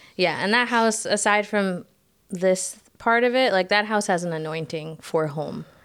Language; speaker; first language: English; native; English